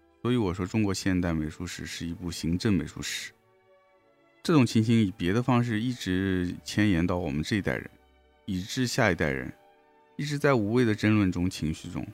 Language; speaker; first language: Chinese; native; Chinese